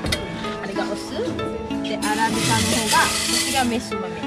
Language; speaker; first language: Japanese; non-native, learner; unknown